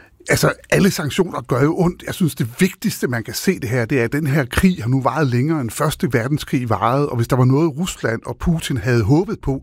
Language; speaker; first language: Danish; native; Danish